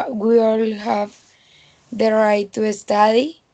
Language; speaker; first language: English; non-native, learner; Spanish